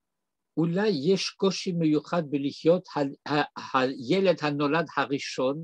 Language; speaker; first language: Hebrew; non-native, fluent; French